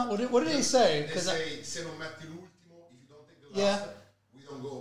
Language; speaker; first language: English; non-native, fluent; Italian